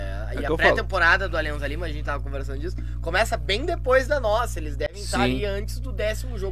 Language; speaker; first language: Portuguese; native; Portuguese